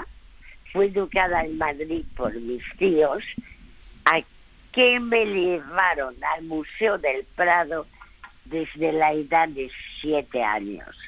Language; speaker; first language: Spanish; early bilingual, other home language; French